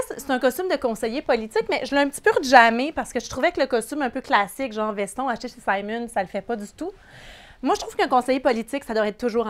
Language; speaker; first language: French; native; French